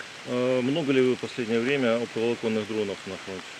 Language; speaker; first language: Russian; native; Russian